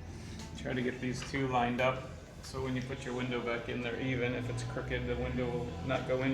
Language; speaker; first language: English; native; English